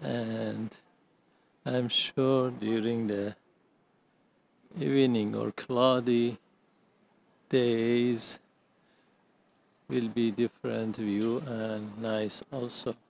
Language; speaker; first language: English; non-native, learner; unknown